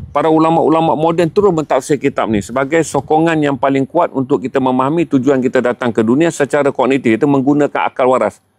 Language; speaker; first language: Malay; native; Malay